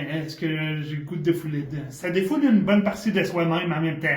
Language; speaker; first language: French; native; French